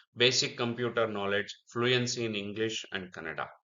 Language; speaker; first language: English; non-native, local second language; Kannada